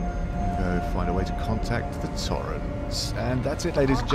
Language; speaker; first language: English; native; English